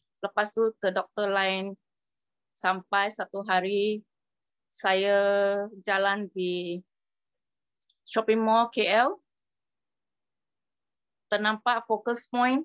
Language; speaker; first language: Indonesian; non-native, local second language; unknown